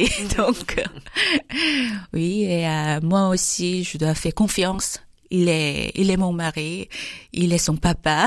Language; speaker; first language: French; non-native, fluent; Korean